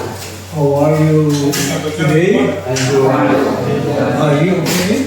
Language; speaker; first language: English; non-native, fluent; Indonesian